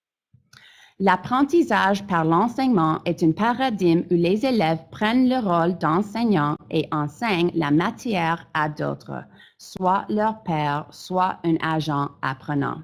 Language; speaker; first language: French; non-native, fluent; English